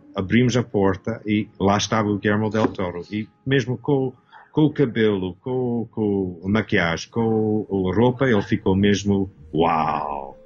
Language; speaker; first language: Portuguese; early bilingual, heritage; English